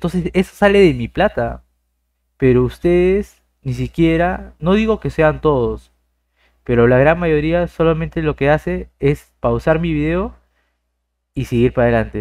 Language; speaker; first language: Spanish; native; Spanish